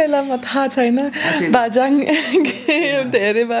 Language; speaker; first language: Nepali; non-native, learner; German